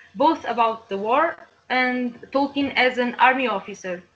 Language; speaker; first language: English; non-native, fluent; Portuguese